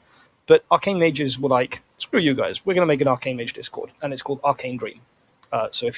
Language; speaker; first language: English; native; English